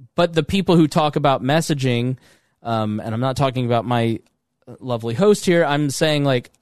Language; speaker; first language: English; native; English